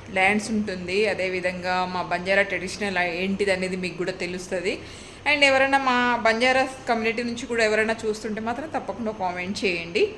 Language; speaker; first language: Telugu; non-native, local second language; Lambadi